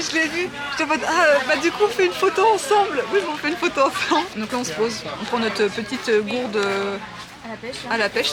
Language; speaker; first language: French; native; French